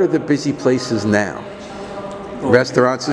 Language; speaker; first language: English; native; English